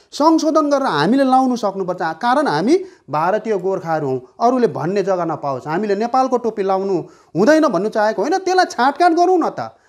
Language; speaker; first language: Nepali; native; Nepali